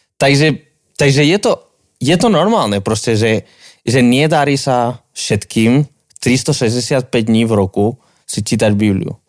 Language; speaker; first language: Slovak; non-native, fluent; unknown